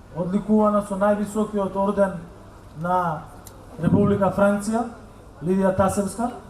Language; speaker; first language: Macedonian; native; Macedonian